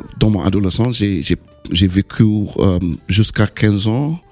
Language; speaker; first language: French; non-native, learner; English